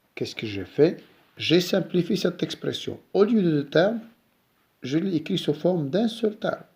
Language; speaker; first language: French; non-native, local second language; Arabic